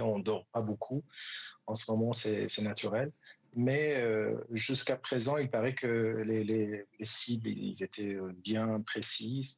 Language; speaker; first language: French; non-native, fluent; Persian